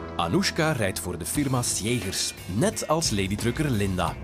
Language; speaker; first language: Dutch; native; Dutch